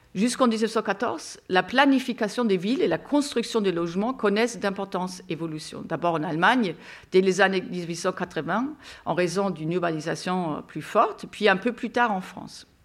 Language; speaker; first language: French; non-native, fluent; German